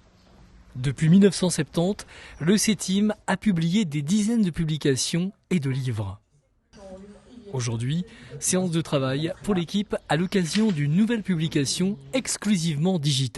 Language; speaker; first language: French; native; French